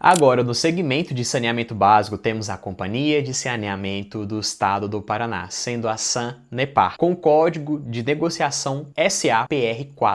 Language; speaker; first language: Portuguese; native; Portuguese